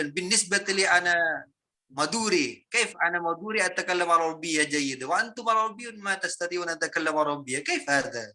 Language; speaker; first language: Arabic; non-native, fluent; Madurese